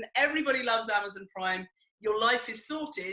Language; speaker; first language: English; native; English